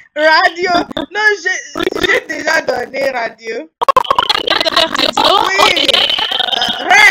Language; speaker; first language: French; non-native, fluent; English